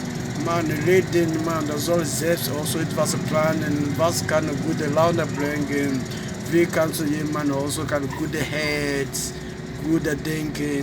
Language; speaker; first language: German; non-native, learner; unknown